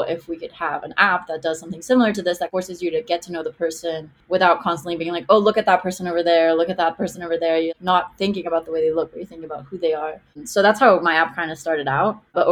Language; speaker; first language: English; non-native, fluent; Hebrew